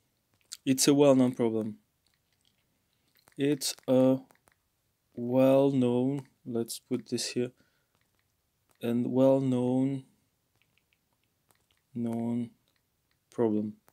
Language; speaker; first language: English; non-native, fluent; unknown